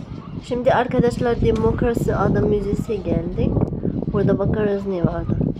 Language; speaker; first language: Turkish; non-native, learner; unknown